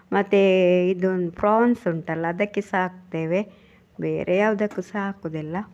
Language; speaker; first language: Kannada; non-native, local second language; Tulu